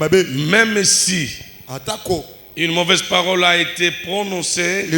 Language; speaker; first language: French; non-native, local second language; Lingala